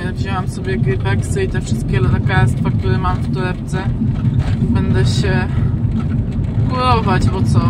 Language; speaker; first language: Polish; native; Polish